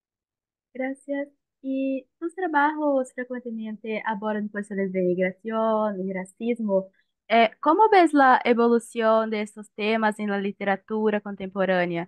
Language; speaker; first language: Spanish; non-native, learner; Portuguese